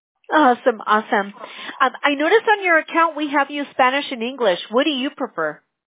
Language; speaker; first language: English; early bilingual, other home language; Spanish